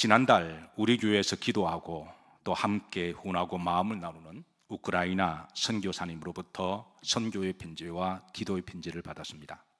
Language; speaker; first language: Korean; native; Korean